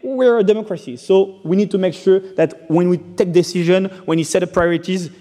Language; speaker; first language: English; non-native, fluent; French